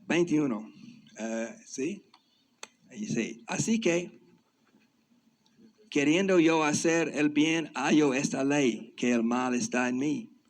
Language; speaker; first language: Spanish; non-native, fluent; English